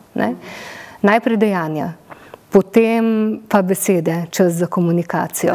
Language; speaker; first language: Slovenian; native; Slovenian